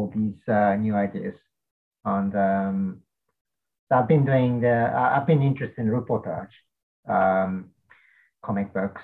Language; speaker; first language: English; non-native, fluent; Japanese